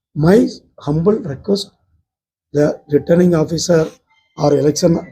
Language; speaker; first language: English; non-native, local second language; Tamil